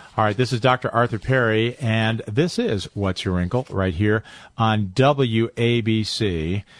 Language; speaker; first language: English; native; English